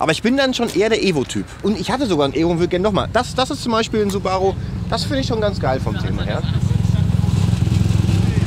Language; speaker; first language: German; native; German